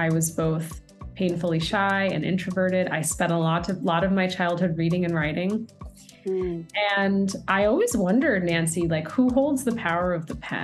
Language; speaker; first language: English; native; English